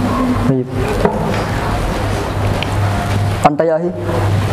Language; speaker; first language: Arabic; non-native, learner; Indonesian